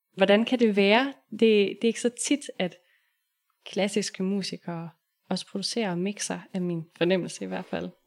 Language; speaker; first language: Danish; native; Danish